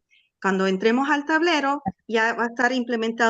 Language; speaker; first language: Spanish; native; Spanish